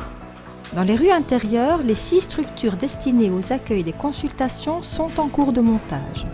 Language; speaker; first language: French; native; French